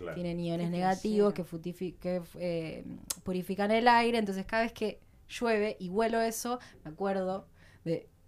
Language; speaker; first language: Spanish; native; Spanish